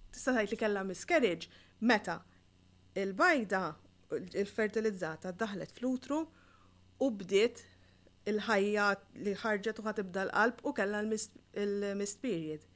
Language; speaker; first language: Maltese; native; Maltese